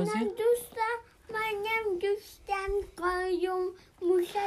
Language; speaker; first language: Persian; early bilingual, heritage; Persian